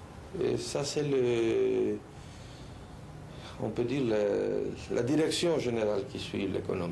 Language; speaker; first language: French; non-native, fluent; Spanish